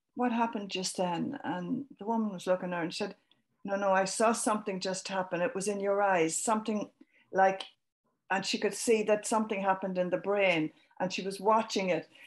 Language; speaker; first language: English; native; English